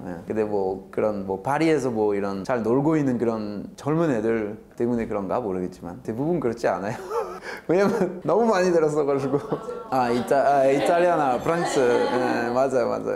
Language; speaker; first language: Korean; non-native, fluent; French